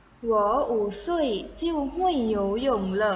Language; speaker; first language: Chinese; non-native, fluent; Thai